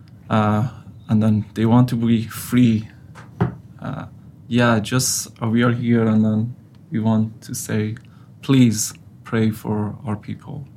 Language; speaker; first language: English; non-native, learner; Persian